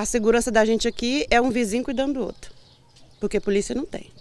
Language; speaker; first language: Portuguese; native; Portuguese